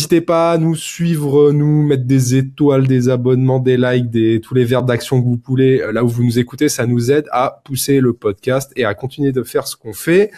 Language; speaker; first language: French; native; French